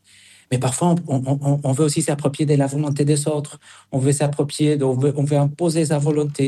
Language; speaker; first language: French; non-native, fluent; Spanish